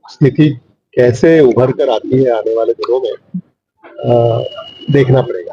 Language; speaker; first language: Hindi; non-native, local second language; Marathi